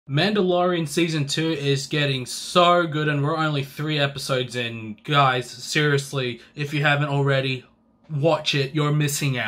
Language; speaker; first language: English; native; English